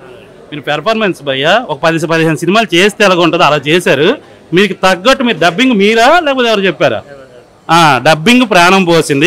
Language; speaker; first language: Telugu; native; Telugu